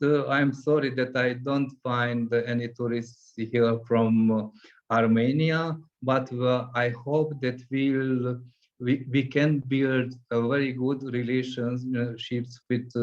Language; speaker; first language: English; non-native, fluent; Hungarian